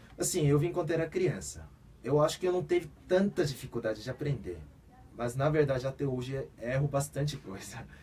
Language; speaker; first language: Portuguese; early bilingual, other home language; Korean